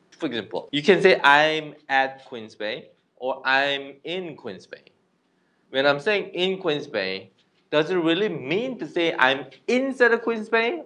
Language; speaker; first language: English; non-native, fluent; Korean